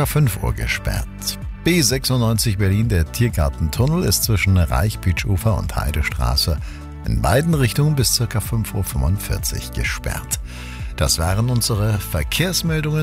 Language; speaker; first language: German; native; German